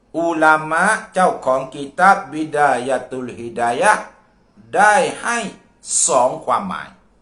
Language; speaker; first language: Thai; non-native, local second language; Malay